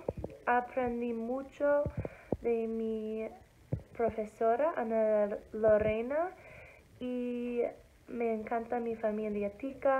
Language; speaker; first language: Spanish; non-native, learner; English